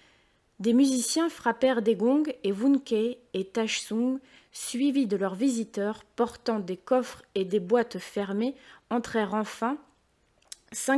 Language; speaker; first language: French; native; French